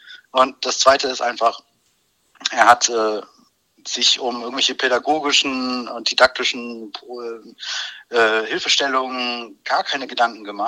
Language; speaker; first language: German; native; German